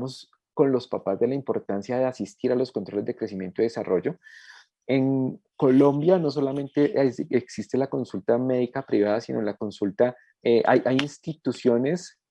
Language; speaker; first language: Spanish; native; Spanish